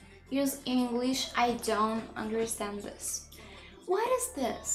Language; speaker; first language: English; non-native, learner; Russian